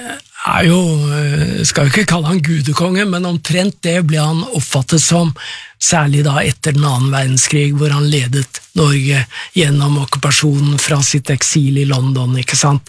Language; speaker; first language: Norwegian; native; Norwegian